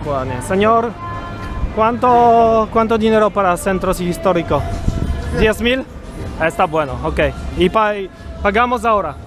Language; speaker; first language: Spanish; non-native, learner; Polish